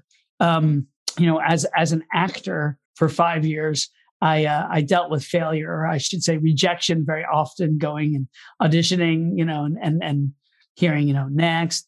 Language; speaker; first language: English; native; English